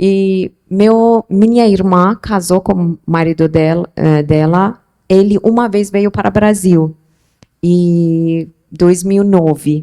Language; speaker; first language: Portuguese; non-native, fluent; Persian